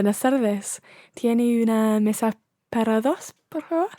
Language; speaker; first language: Spanish; non-native, learner; English